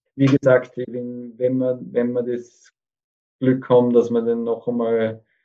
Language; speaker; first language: German; native; German